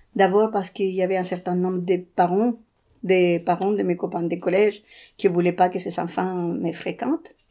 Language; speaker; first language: French; non-native, fluent; Spanish